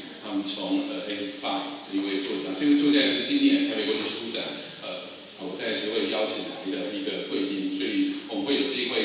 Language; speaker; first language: Chinese; native; Chinese